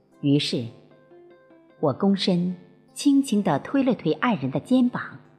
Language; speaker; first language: Chinese; native; Chinese